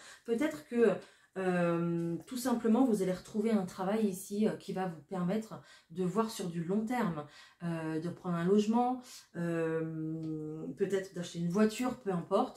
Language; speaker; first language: French; native; French